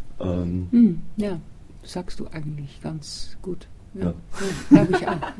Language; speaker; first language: German; non-native, learner; Dutch